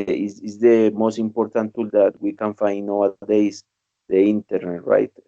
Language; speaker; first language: English; non-native, learner; Spanish